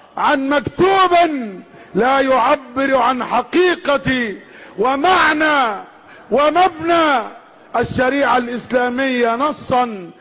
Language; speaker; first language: Arabic; native; Arabic